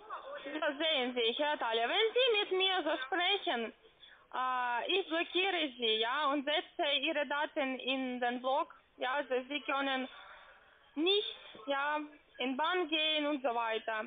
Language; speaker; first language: German; non-native, learner; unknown